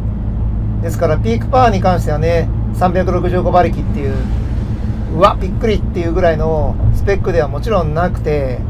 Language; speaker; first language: Japanese; native; Japanese